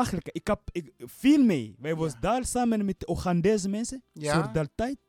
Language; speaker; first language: Dutch; non-native, learner; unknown